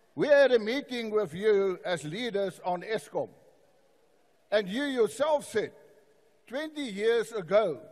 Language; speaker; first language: English; non-native, local second language; Afrikaans